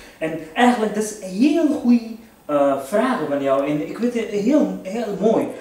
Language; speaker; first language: Dutch; non-native, learner; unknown